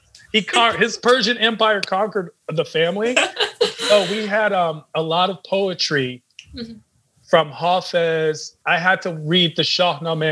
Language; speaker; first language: English; native; English